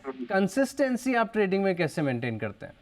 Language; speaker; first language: Hindi; native; Hindi